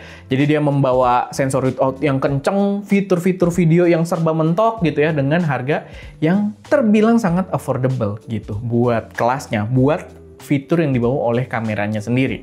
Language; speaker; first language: Indonesian; native; Indonesian